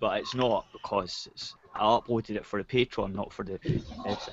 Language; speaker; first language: English; native; English